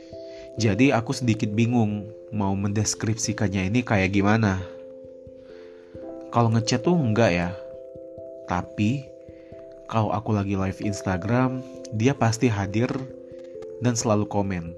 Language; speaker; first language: Indonesian; native; Indonesian